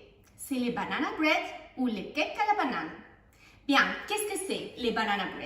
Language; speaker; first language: French; non-native, fluent; Spanish